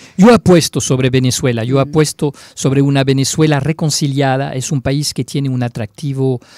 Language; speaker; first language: Spanish; non-native, fluent; French